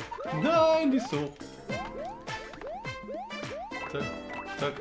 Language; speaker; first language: German; native; German